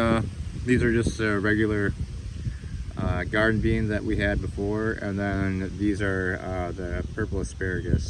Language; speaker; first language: English; native; English